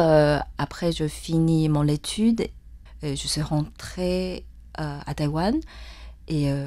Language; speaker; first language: French; non-native, fluent; Chinese